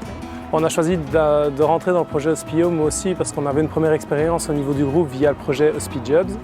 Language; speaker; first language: French; native; French